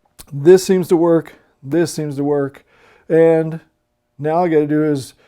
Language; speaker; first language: English; native; English